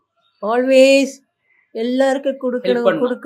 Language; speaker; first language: Tamil; non-native, learner; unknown